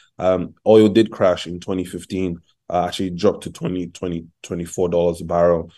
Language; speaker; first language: English; non-native, local second language; Yoruba